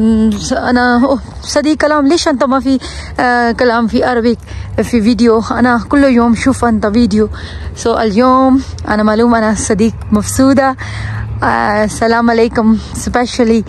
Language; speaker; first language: Arabic; non-native, learner; Urdu